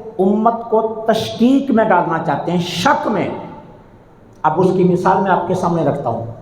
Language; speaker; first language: Urdu; non-native, local second language; Punjabi